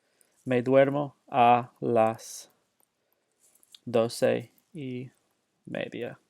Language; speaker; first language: Spanish; non-native, fluent; English